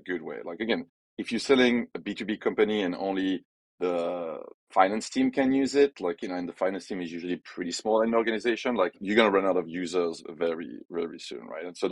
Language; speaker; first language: English; non-native, fluent; French